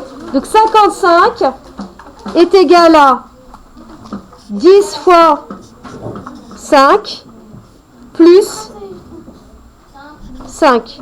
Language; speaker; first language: French; native; French